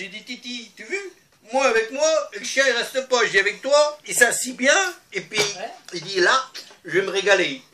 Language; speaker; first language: French; native; French